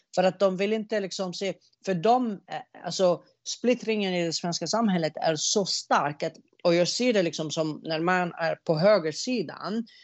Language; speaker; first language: Swedish; early bilingual, other home language; Arabic